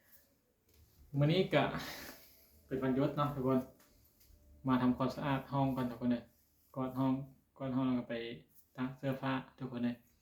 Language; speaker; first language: Thai; non-native, local second language; Northeastern Thai